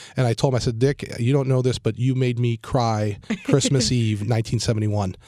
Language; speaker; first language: English; native; English